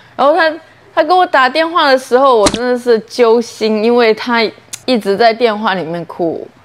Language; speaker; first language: Chinese; native; Chinese